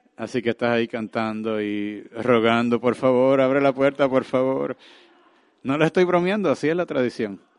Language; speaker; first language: Spanish; non-native, fluent; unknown